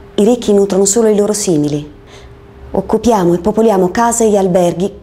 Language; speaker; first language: Italian; native; Italian